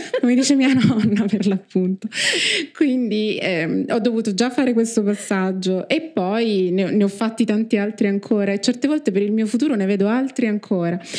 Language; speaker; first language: Italian; native; Italian